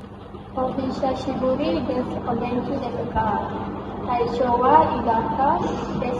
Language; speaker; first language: Japanese; non-native, learner; Malay